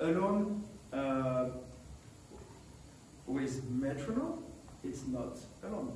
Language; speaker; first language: English; non-native, learner; French